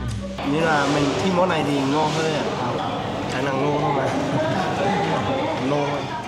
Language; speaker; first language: Vietnamese; native; Vietnamese